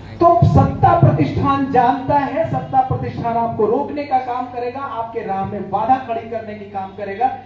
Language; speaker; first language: Hindi; native; Hindi